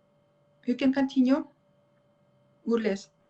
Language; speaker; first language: English; non-native, learner; Russian